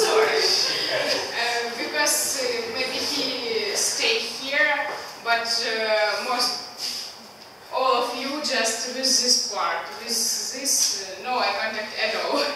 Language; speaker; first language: English; non-native, learner; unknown